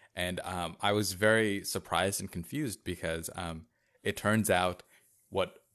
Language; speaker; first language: English; native; English